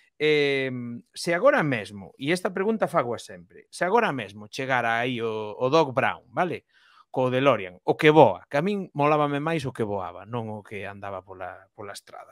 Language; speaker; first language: Galician; native; Galician